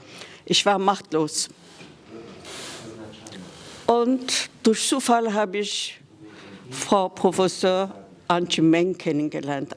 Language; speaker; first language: German; non-native, fluent; Kurdish